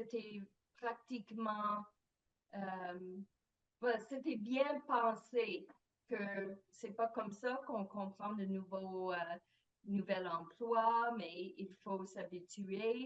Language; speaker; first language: French; non-native, fluent; English